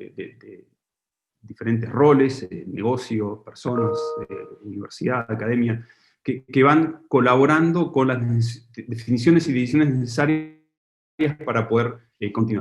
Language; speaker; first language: Spanish; native; Spanish